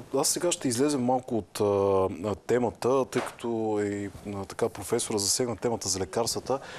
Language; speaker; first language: Bulgarian; native; Bulgarian